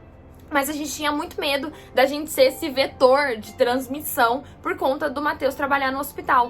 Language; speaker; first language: Portuguese; native; Portuguese